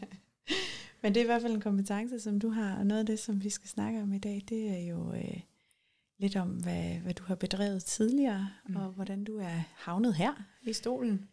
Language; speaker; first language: Danish; native; Danish